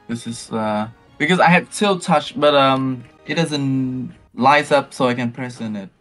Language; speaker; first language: English; non-native, learner; Vietnamese